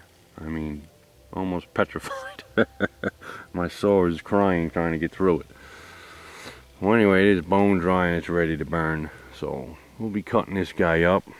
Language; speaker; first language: English; native; English